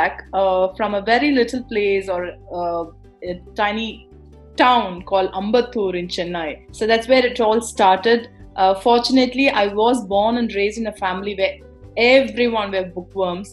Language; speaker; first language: English; non-native, local second language; Tamil